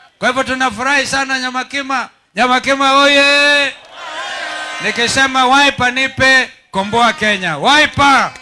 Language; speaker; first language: Swahili; non-native, local second language; Kamba